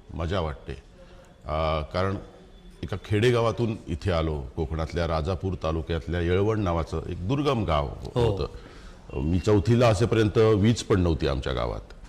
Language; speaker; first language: Marathi; native; Marathi